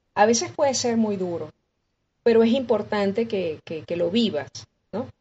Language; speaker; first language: Spanish; native; Spanish